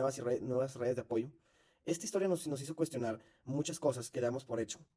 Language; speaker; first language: Spanish; native; Spanish